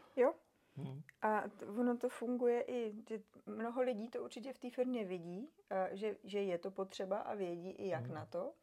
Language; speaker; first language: Czech; native; Czech